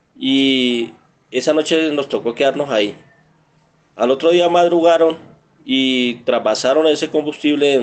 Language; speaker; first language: Spanish; native; Spanish